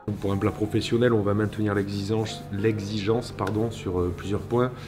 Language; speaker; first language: French; native; French